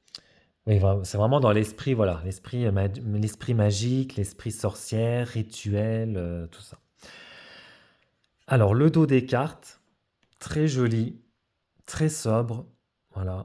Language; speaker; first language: French; native; French